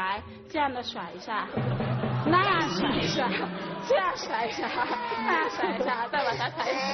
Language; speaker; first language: Chinese; non-native, fluent; Akan